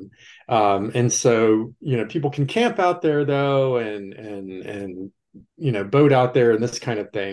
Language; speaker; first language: English; native; English